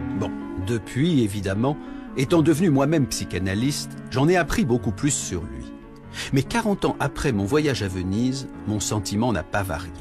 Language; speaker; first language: French; native; French